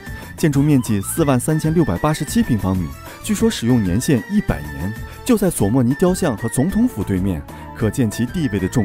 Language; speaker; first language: Chinese; native; Chinese